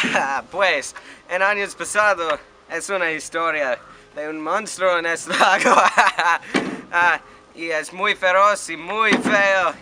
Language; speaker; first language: Spanish; non-native, learner; English